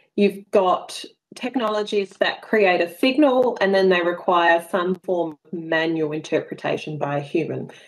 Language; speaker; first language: English; native; English